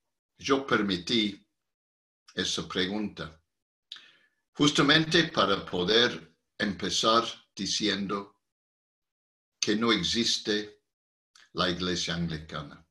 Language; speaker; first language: Spanish; non-native, fluent; English